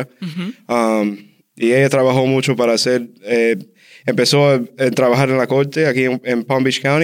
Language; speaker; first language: Spanish; early bilingual, heritage; Spanish